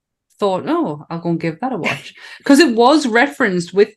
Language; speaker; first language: English; native; English